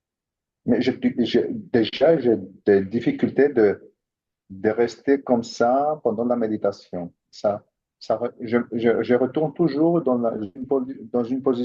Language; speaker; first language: French; non-native, fluent; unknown